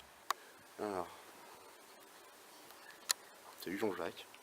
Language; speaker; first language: French; native; French